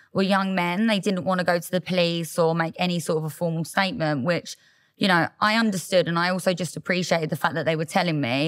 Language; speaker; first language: English; native; English